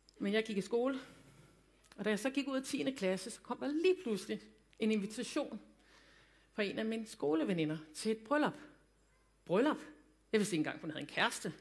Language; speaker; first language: Danish; native; Danish